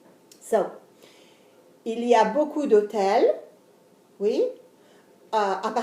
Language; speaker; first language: French; non-native, fluent; English